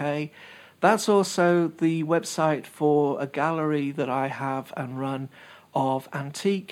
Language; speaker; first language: English; native; English